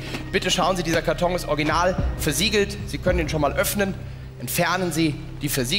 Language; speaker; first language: German; native; German